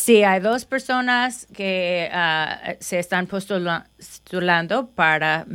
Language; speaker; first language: Spanish; non-native, fluent; English